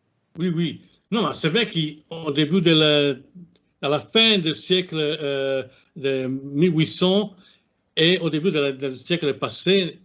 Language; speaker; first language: French; non-native, fluent; Italian